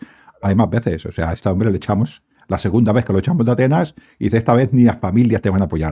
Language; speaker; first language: Spanish; native; Spanish